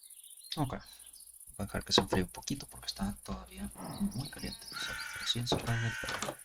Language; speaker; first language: Spanish; early bilingual, heritage; Spanish